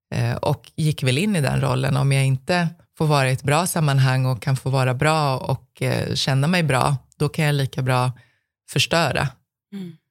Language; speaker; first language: Swedish; native; Swedish